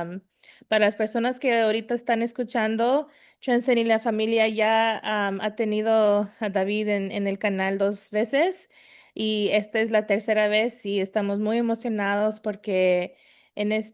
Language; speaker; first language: Spanish; early bilingual, heritage; Spanish